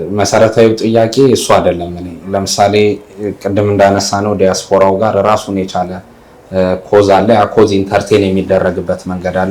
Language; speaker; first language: Amharic; native; Amharic